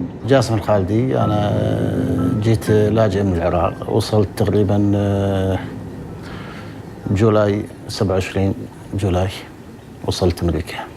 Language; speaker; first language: Arabic; native; Arabic